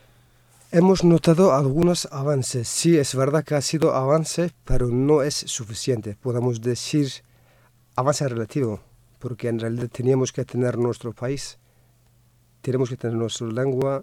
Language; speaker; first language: Spanish; non-native, fluent; Kurdish